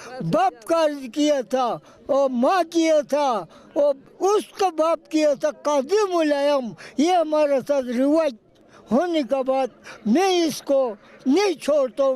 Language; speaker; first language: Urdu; non-native, local second language; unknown